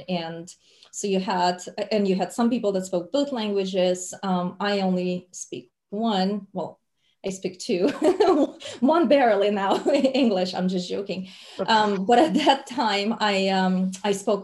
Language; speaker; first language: English; non-native, fluent; Russian